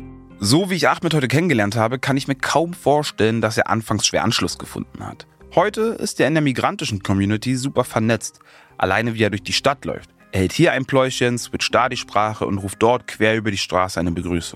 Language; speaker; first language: German; native; German